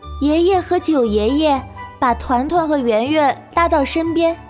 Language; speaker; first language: Chinese; native; Chinese